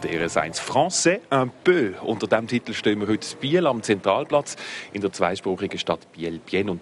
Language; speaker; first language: German; native; German